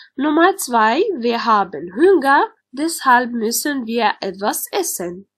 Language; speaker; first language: German; non-native, learner; Arabic